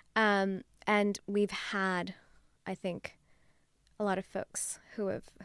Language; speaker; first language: English; non-native, local second language; Urdu